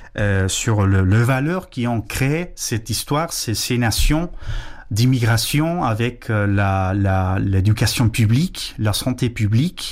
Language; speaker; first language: French; non-native, fluent; Spanish